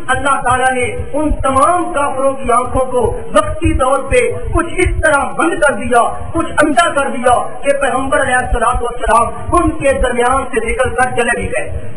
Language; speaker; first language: Urdu; non-native, local second language; Punjabi